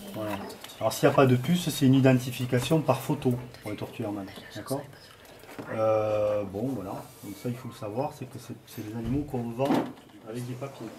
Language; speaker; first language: French; native; French